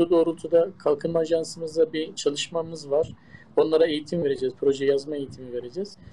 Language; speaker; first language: Turkish; native; Turkish